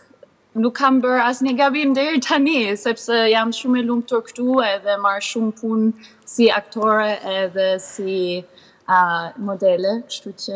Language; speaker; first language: Albanian; early bilingual, heritage; Albanian